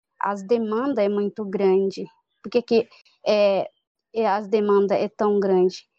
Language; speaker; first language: Portuguese; non-native, local second language; Guarani